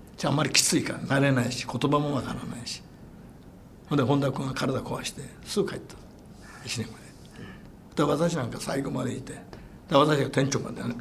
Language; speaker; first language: Japanese; native; Japanese